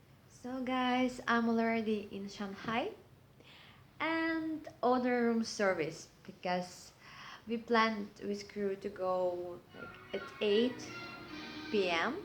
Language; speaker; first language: English; non-native, learner; Russian